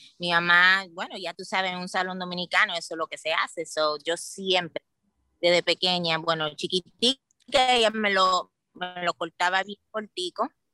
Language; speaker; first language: Spanish; early bilingual, heritage; Spanish